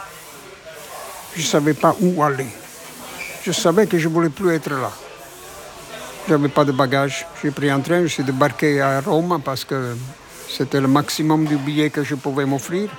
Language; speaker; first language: French; non-native, fluent; Italian